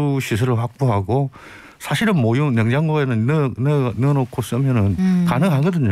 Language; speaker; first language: Korean; native; Korean